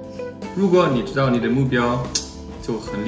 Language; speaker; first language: Chinese; non-native, fluent; German